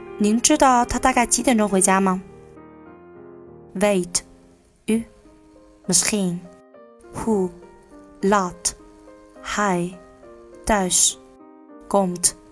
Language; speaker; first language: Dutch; non-native, learner; Chinese